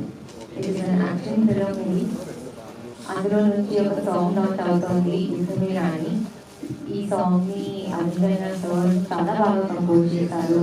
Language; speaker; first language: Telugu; non-native, learner; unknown